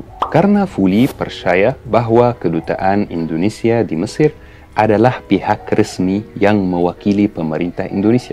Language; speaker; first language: Indonesian; non-native, fluent; Arabic